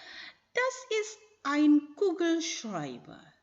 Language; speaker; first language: German; non-native, fluent; Indonesian